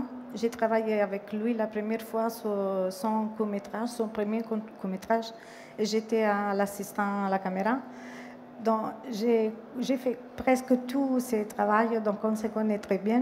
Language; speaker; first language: French; non-native, fluent; Italian